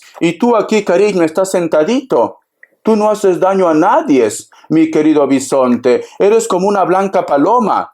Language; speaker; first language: Spanish; native; Spanish